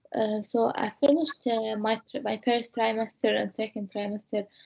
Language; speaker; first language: English; non-native, fluent; Arabic